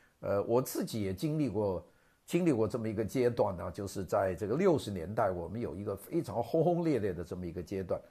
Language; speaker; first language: Chinese; non-native, local second language; Cantonese